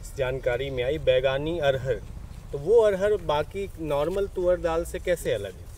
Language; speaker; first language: Hindi; native; Hindi